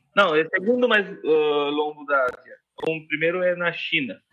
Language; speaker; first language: Portuguese; non-native, fluent; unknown